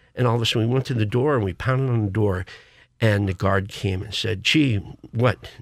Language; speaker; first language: English; native; English